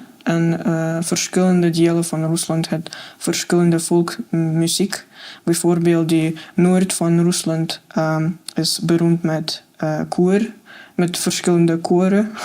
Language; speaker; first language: Afrikaans; non-native, fluent; Russian